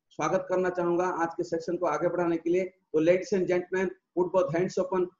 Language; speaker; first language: Hindi; non-native, local second language; Odia